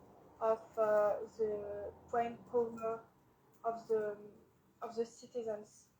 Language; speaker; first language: English; non-native, learner; French